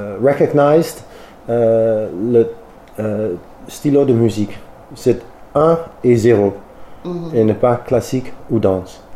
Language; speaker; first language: French; non-native, learner; Dutch